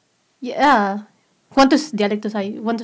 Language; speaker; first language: Spanish; non-native, local second language; Berber languages